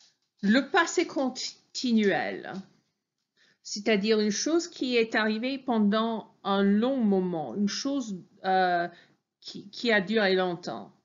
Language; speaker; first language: French; non-native, fluent; English